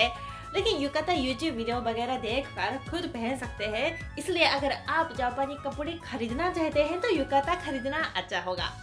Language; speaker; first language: Hindi; non-native, fluent; Japanese